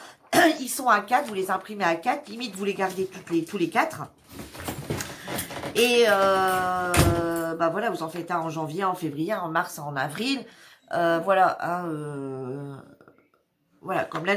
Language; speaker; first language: French; native; French